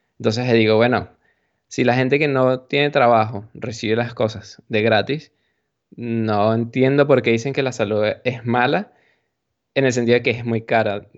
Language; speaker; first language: Spanish; native; Spanish